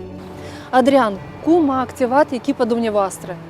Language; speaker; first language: Romanian; non-native, local second language; Gagauz